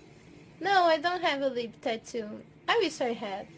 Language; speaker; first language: English; non-native, fluent; Portuguese